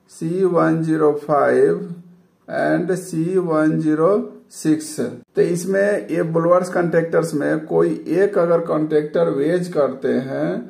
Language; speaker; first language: Hindi; native; Hindi